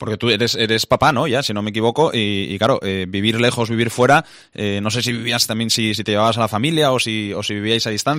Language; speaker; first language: Spanish; native; Spanish